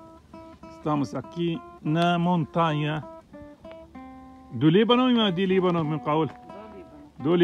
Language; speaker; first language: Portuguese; non-native, learner; Arabic